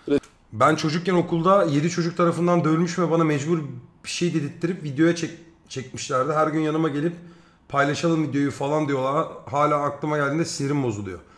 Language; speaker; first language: Turkish; native; Turkish